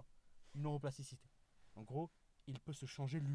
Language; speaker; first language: French; native; French